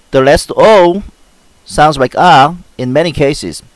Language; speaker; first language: English; non-native, fluent; Korean